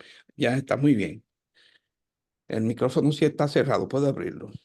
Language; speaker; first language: Spanish; native; Spanish